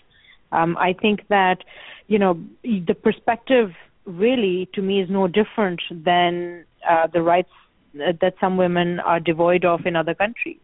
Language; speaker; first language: English; non-native, local second language; Urdu